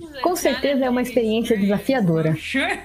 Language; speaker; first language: Portuguese; non-native, learner; English